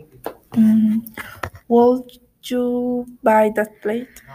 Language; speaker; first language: English; non-native, learner; Spanish